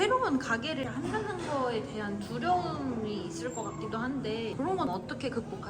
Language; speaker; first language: Korean; native; Korean